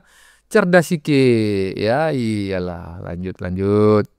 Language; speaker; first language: Indonesian; native; Indonesian